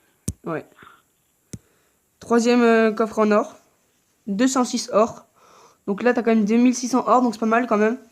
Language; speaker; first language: French; native; French